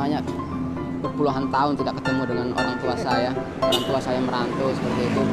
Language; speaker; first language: Indonesian; non-native, local second language; Sasak